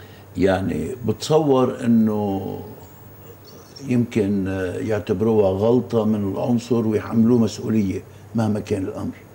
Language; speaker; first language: Arabic; native; Arabic